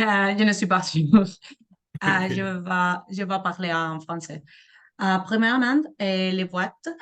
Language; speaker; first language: French; non-native, learner; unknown